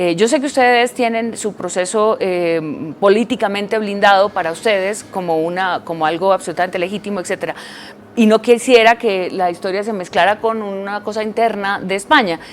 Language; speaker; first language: Spanish; native; Spanish